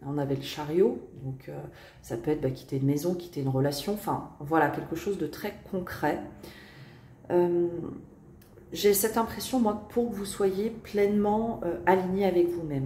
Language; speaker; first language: French; native; French